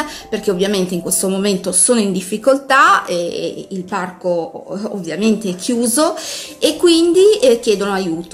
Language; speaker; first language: Italian; native; Italian